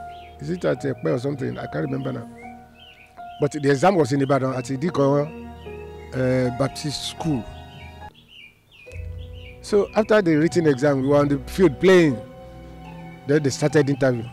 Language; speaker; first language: English; non-native, local second language; Yoruba